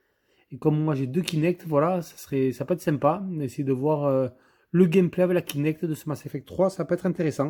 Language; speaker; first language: French; native; French